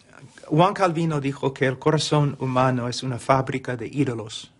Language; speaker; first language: Spanish; non-native, fluent; English